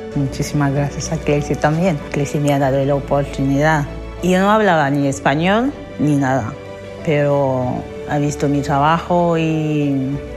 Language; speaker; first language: Spanish; non-native, learner; French